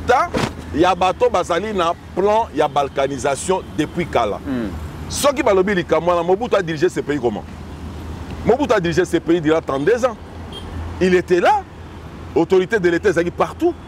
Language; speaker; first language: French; non-native, local second language; Lingala